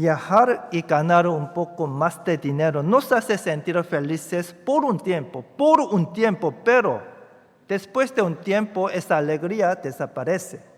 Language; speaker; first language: Spanish; non-native, fluent; Korean